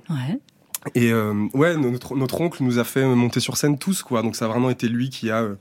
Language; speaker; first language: French; native; French